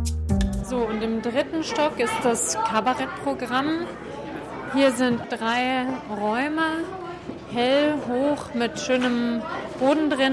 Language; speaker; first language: German; native; German